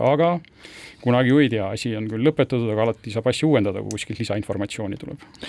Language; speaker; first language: Estonian; native; Estonian